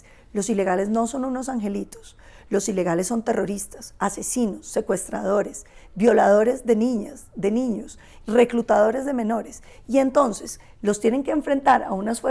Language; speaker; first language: Spanish; native; Spanish